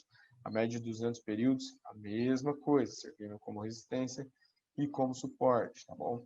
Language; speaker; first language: Portuguese; native; Portuguese